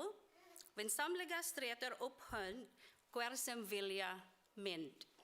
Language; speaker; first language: Icelandic; non-native, learner; Swedish